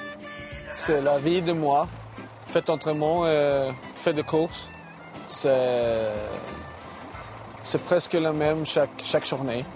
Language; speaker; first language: French; non-native, learner; Swedish